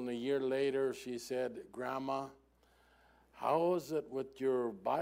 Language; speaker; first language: English; non-native, fluent; German